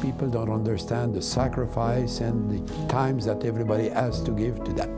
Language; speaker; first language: English; non-native, fluent; French